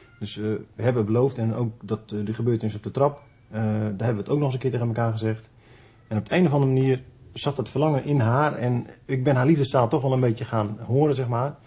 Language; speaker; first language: Dutch; native; Dutch